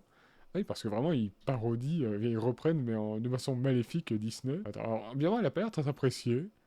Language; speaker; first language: French; native; French